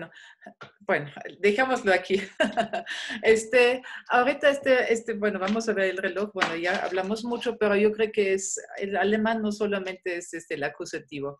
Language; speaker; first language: Spanish; non-native, fluent; German